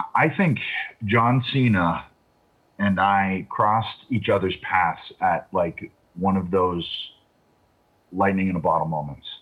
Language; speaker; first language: English; native; English